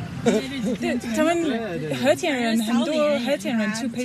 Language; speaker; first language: Chinese; non-native, learner; English